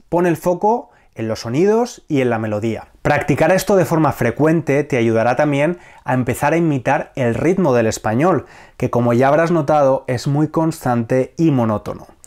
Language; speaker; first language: Spanish; native; Spanish